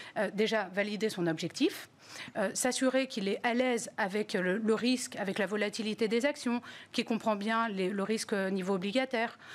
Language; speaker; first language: French; native; French